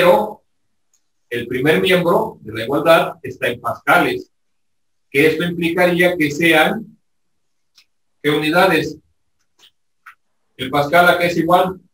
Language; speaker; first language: Spanish; native; Spanish